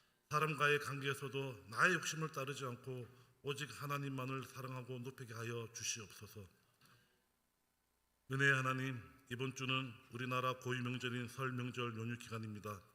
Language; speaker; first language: Korean; native; Korean